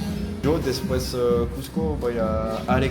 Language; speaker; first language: Spanish; non-native, learner; French